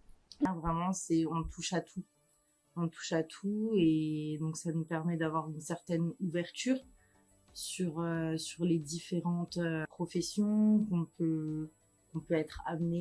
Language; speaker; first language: French; native; French